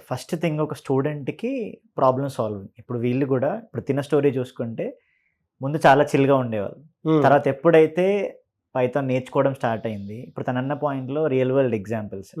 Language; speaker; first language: Telugu; native; Telugu